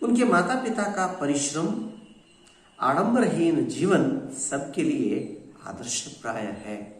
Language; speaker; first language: Hindi; non-native, local second language; Kannada